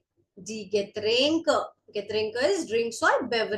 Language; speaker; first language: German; non-native, fluent; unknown